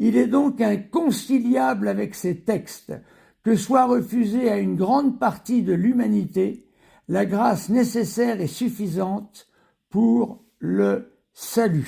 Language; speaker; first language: French; native; French